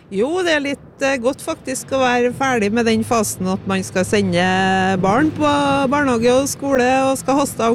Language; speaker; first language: Norwegian; native; Norwegian